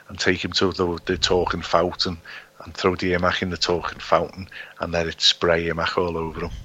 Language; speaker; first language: English; native; English